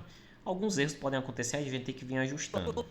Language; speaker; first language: Portuguese; native; Portuguese